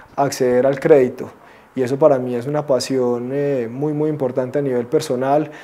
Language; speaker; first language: Spanish; native; Spanish